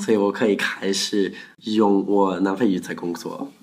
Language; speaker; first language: Chinese; non-native, learner; Afrikaans